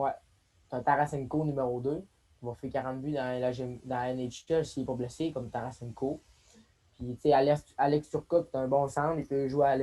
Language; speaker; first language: French; native; French